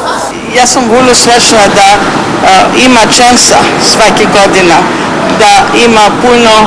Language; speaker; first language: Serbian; non-native, learner; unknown